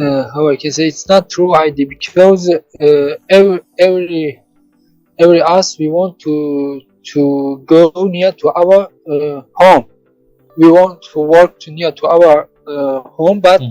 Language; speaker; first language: English; non-native, learner; Tajik